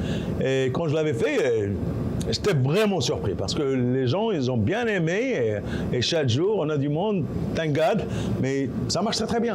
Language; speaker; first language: French; non-native, local second language; Arabic